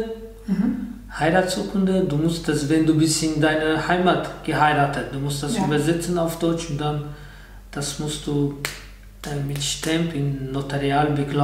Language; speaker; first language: German; non-native, learner; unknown